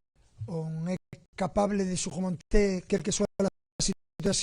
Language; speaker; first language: French; non-native, fluent; Spanish